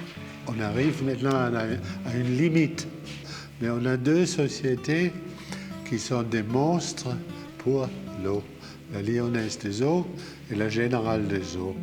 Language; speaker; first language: French; non-native, fluent; German